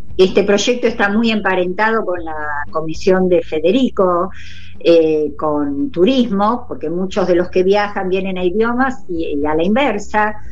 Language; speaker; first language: Spanish; non-native, local second language; German